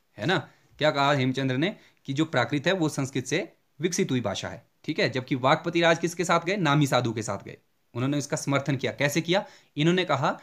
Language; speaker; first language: Hindi; native; Hindi